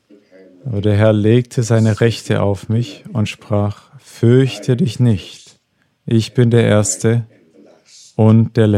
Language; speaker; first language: German; non-native, fluent; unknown